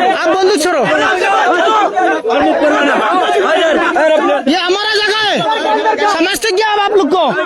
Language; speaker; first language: Hindi; non-native, learner; Bangla